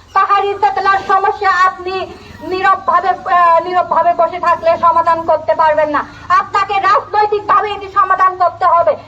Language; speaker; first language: Bangla; non-native, local second language; Chakma